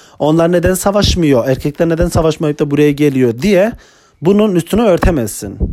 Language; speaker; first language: Turkish; native; Turkish